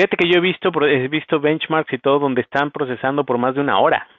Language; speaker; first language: Spanish; native; Spanish